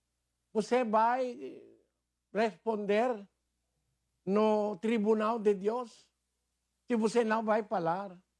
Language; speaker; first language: Portuguese; non-native, learner; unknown